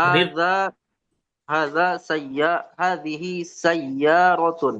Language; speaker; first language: Arabic; non-native, learner; Indonesian